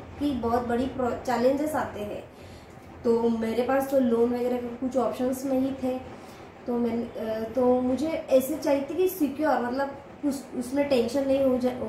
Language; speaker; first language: Hindi; non-native, local second language; Marathi